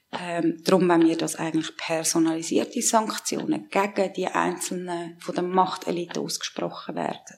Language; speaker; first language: German; early bilingual, other home language; Persian